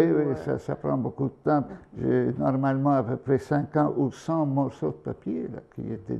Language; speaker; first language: French; non-native, fluent; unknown